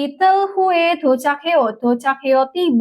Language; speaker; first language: Korean; non-native, fluent; Indonesian